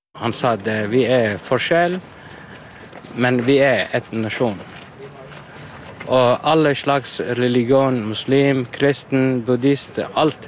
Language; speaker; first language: Norwegian; non-native, learner; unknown